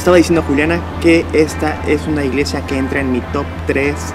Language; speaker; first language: Spanish; native; Spanish